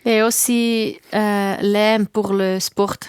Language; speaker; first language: French; non-native, learner; German